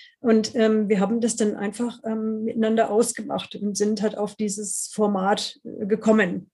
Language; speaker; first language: German; non-native, fluent; English